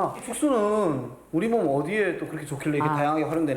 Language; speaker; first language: Korean; native; Korean